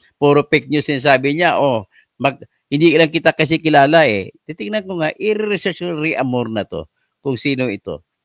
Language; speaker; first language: Filipino; non-native, local second language; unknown